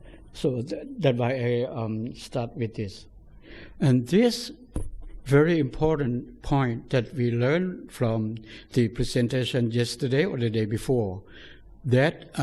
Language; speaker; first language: English; non-native, fluent; Thai